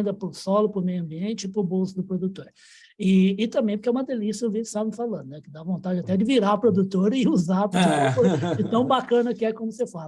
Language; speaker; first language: Portuguese; native; Portuguese